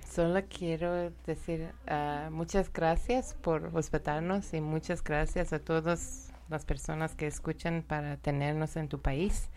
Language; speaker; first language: Spanish; non-native, learner; Persian